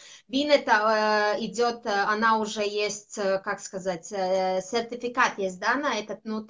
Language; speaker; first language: Russian; non-native, local second language; Latvian